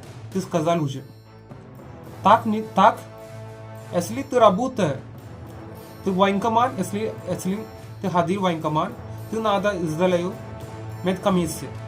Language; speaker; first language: Russian; non-native, learner; Malayalam